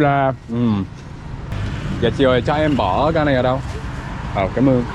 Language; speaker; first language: Vietnamese; non-native, learner; English